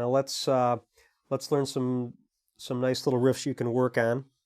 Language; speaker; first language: English; native; English